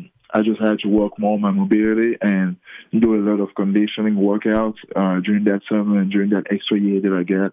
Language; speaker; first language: English; non-native, local second language; French